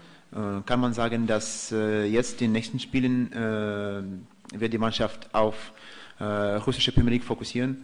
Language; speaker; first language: German; non-native, fluent; Russian